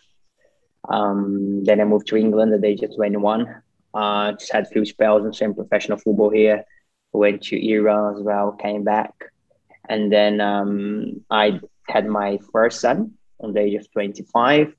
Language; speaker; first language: English; non-native, fluent; Portuguese